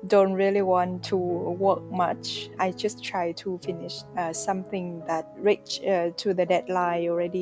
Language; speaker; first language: English; non-native, fluent; Vietnamese